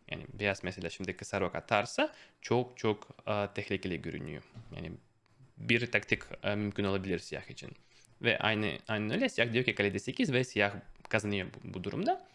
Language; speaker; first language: Turkish; non-native, fluent; Russian